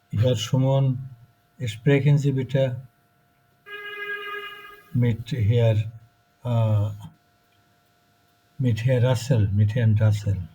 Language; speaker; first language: German; non-native, fluent; Bangla